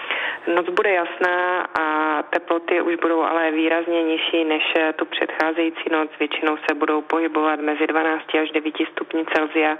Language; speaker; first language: Czech; native; Czech